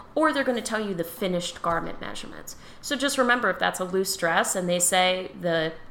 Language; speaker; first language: English; native; English